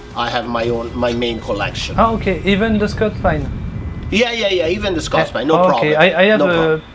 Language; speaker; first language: English; non-native, fluent; Italian